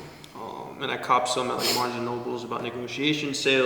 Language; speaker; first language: English; native; English